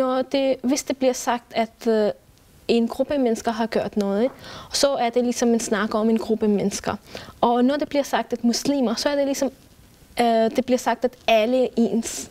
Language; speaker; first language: Danish; non-native, fluent; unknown